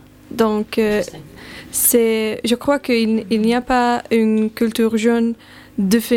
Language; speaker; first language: French; non-native, learner; Finnish